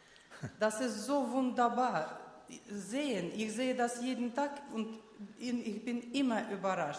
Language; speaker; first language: German; non-native, learner; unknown